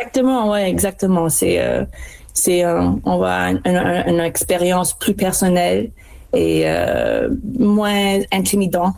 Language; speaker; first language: French; non-native, fluent; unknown